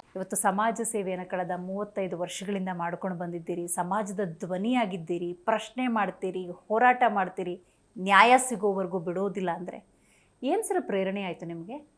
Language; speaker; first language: Kannada; native; Kannada